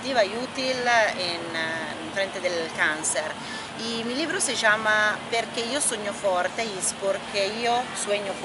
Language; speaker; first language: Spanish; non-native, fluent; Italian